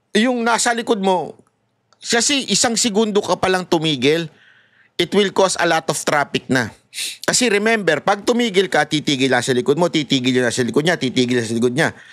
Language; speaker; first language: Filipino; native; Filipino